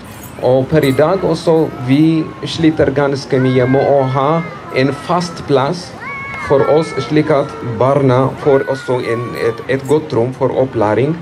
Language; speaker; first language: Norwegian; non-native, fluent; Amharic